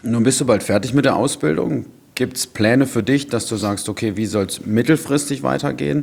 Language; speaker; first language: German; native; German